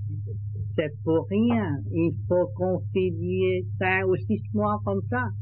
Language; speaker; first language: French; non-native, learner; Vietnamese